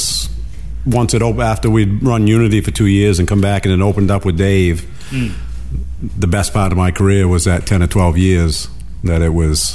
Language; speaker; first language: English; native; English